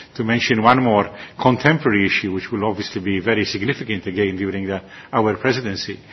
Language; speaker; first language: English; non-native, local second language; Maltese